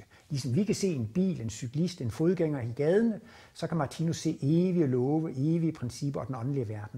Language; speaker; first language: Danish; native; Danish